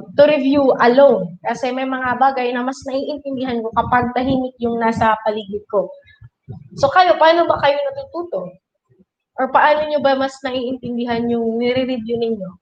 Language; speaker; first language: Filipino; non-native, local second language; Bikol